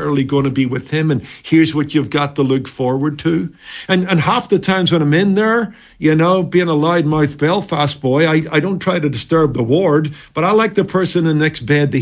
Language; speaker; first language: English; native; English